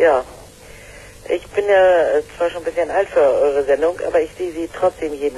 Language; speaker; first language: German; native; German